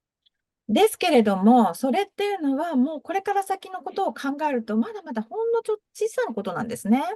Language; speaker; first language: Japanese; non-native, fluent; English